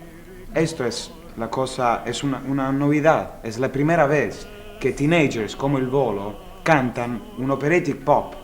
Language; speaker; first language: Spanish; non-native, learner; Italian